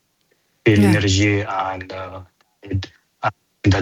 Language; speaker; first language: Dutch; non-native, fluent; Arabic